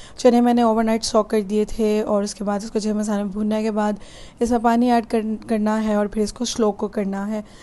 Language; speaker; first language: Urdu; native; Urdu